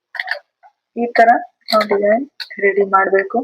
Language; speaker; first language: Kannada; non-native, learner; Hindi